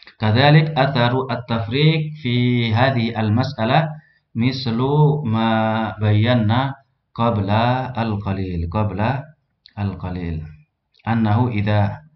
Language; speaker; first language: Arabic; non-native, fluent; Indonesian